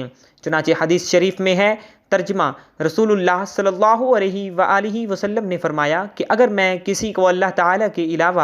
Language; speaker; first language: Urdu; native; Urdu